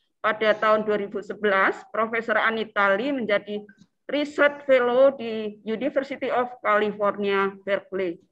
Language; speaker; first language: Indonesian; native; Indonesian